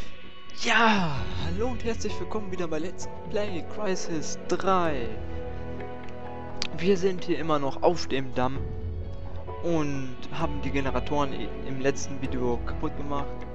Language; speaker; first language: German; native; German